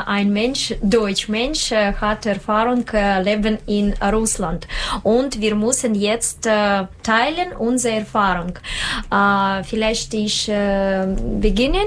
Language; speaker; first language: German; non-native, learner; Russian